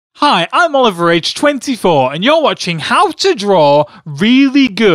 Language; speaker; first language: English; native; English